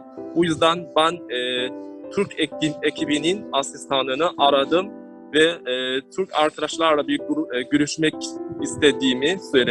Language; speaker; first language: Turkish; non-native, fluent; Chinese